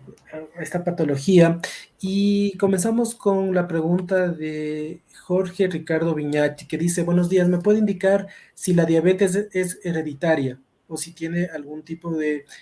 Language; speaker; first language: Spanish; native; Spanish